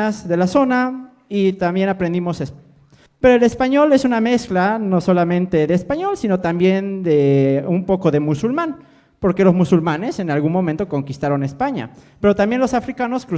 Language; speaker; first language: Spanish; native; Spanish